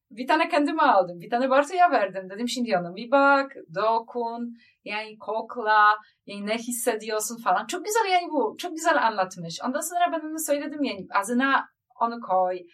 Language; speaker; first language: Turkish; non-native, learner; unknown